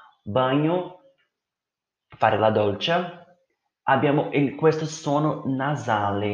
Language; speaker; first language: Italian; non-native, fluent; Portuguese